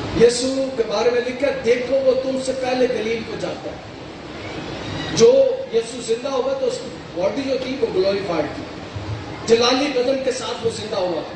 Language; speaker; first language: Urdu; non-native, local second language; Punjabi